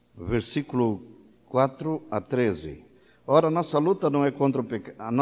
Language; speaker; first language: Portuguese; native; Portuguese